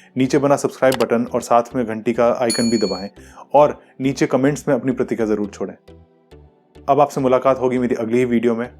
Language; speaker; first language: Hindi; native; Hindi